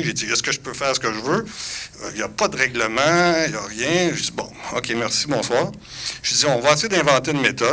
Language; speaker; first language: French; native; French